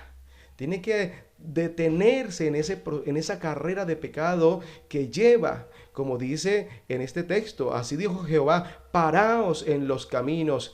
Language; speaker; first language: Spanish; native; Spanish